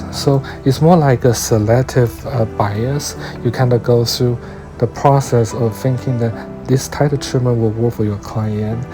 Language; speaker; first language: English; non-native, fluent; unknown